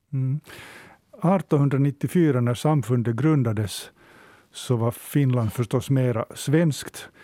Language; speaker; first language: Swedish; native; Swedish